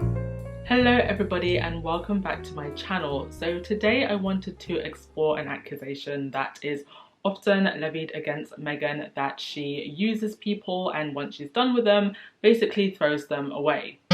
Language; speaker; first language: English; native; English